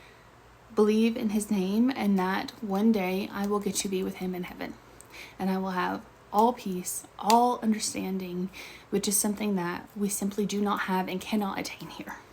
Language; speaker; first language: English; native; English